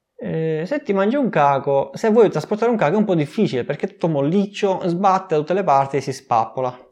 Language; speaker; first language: Italian; native; Italian